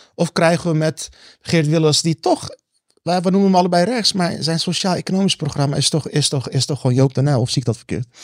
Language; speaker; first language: Dutch; native; Dutch